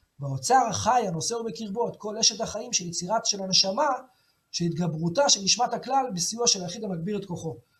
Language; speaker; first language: Hebrew; native; Hebrew